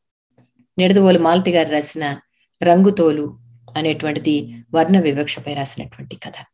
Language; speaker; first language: Telugu; native; Telugu